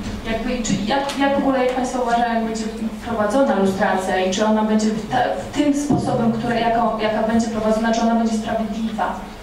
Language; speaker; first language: Polish; non-native, fluent; Ukrainian